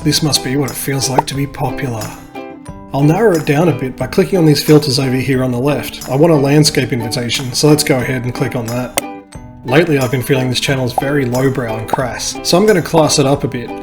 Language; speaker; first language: English; native; English